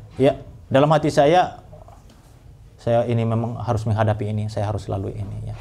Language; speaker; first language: Indonesian; non-native, local second language; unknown